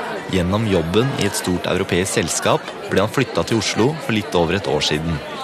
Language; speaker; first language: Norwegian; native; Norwegian